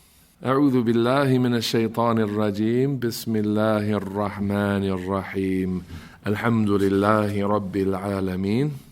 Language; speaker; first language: Arabic; non-native, fluent; English